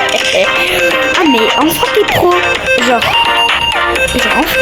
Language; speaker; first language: French; native; French